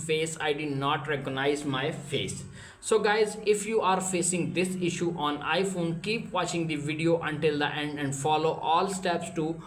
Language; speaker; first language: English; non-native, local second language; Urdu